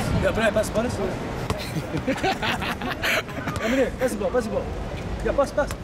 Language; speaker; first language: Dutch; native; Dutch